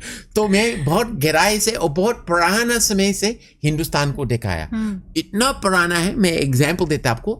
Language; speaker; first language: Hindi; non-native, fluent; English